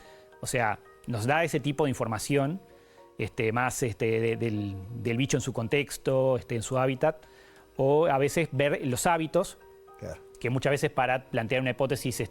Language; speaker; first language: Spanish; native; Spanish